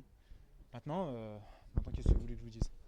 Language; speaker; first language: French; native; French